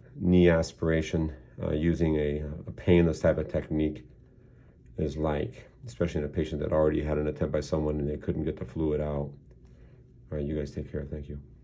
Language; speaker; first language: English; early bilingual, other home language; Spanish